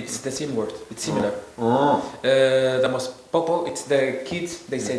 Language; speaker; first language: English; non-native, learner; Korean